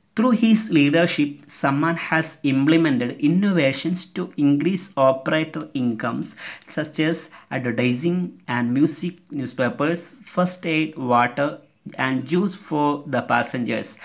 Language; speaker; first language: English; non-native, local second language; Malayalam